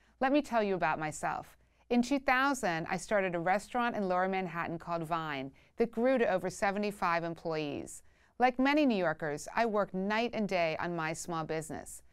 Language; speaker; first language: English; native; English